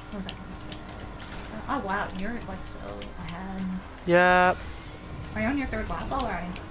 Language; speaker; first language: English; native; English